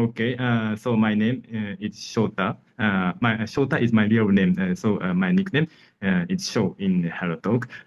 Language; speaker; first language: English; non-native, learner; Japanese